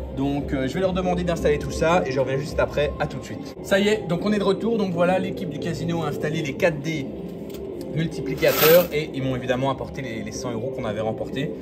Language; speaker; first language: French; native; French